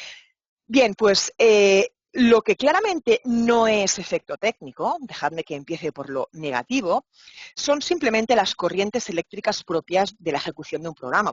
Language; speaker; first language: Spanish; native; Spanish